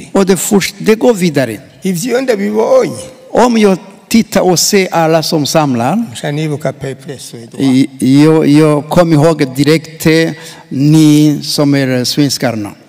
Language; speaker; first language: Swedish; non-native, fluent; Rundi